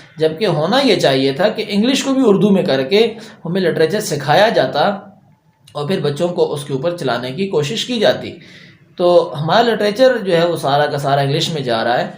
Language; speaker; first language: Urdu; native; Urdu